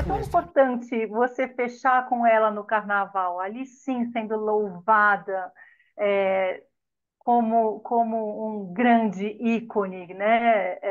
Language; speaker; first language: Portuguese; native; Portuguese